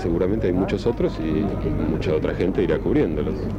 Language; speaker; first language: Spanish; native; Spanish